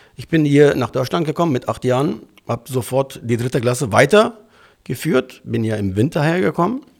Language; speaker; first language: German; early bilingual, other home language; Turkish